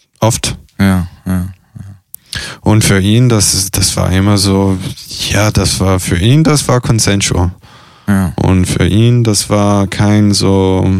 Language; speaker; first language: German; non-native, fluent; Italian